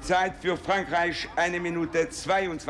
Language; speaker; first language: German; non-native, local second language; Italian